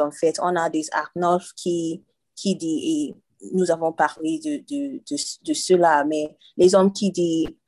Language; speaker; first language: French; non-native, learner; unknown